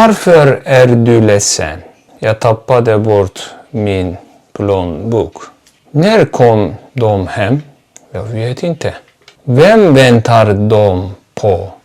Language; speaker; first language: Swedish; non-native, fluent; Turkish